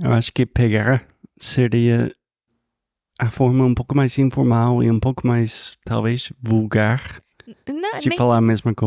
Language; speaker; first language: Portuguese; non-native, fluent; English